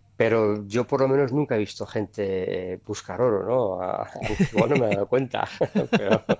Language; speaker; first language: Spanish; native; Spanish